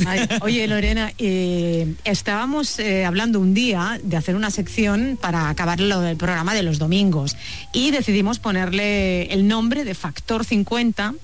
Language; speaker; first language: Spanish; native; Spanish